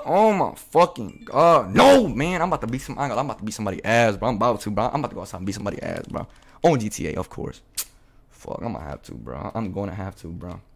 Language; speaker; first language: English; native; English